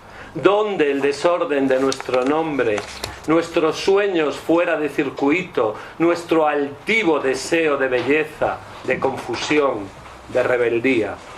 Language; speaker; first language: Spanish; native; Spanish